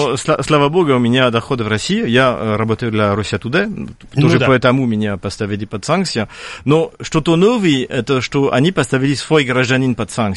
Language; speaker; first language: Russian; non-native, fluent; French